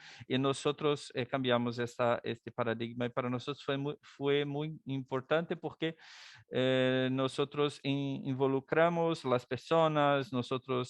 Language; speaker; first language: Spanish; non-native, learner; Portuguese